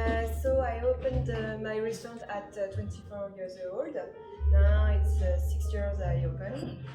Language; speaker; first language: English; non-native, learner; French